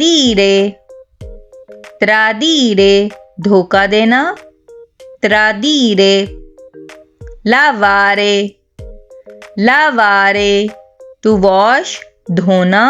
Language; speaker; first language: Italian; non-native, fluent; Urdu